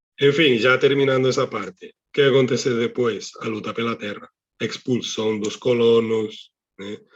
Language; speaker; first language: Portuguese; non-native, fluent; Catalan